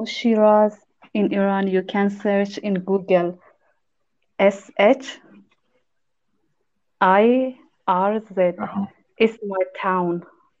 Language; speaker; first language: English; non-native, learner; Persian